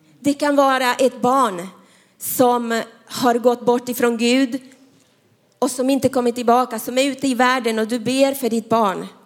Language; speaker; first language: Swedish; non-native, fluent; Spanish